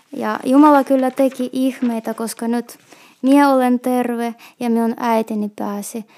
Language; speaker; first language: Finnish; non-native, fluent; Russian